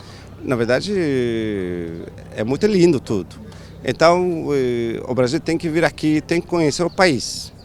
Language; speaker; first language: Portuguese; non-native, fluent; Turkish